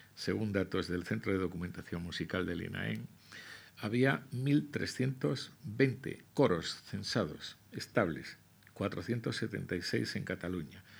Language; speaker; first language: Spanish; native; Spanish